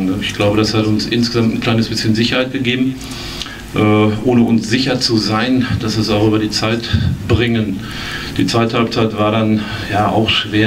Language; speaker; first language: German; native; German